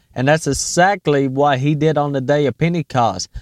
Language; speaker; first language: English; native; English